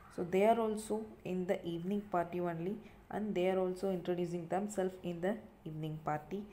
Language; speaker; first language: English; non-native, local second language; Tamil